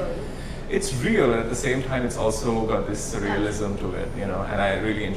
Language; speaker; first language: English; non-native, local second language; Hindi